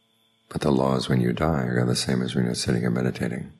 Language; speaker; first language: English; native; English